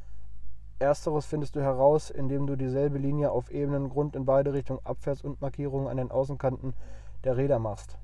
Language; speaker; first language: German; native; German